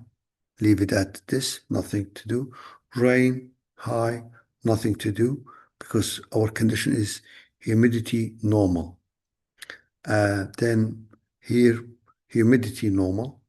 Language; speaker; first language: English; non-native, fluent; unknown